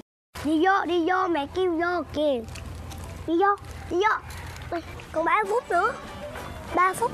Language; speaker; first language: Vietnamese; native; Vietnamese